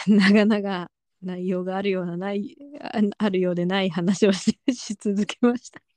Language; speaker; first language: Japanese; native; Japanese